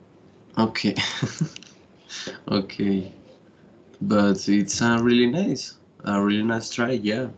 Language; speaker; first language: English; non-native, fluent; Spanish